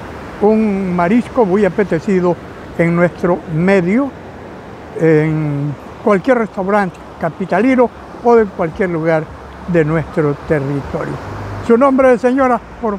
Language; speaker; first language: Spanish; native; Spanish